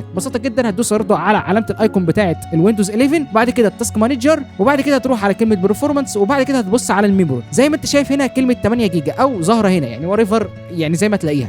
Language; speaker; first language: Arabic; native; Arabic